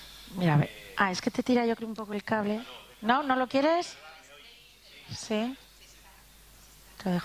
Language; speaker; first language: Spanish; native; Spanish